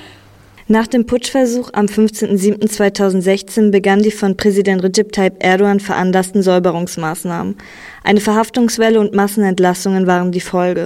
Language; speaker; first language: German; native; German